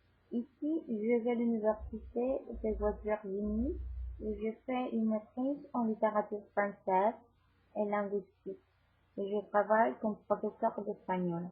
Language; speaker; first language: French; non-native, fluent; Spanish